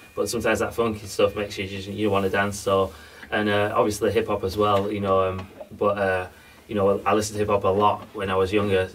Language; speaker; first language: English; native; English